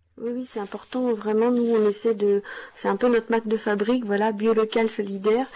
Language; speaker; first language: French; native; French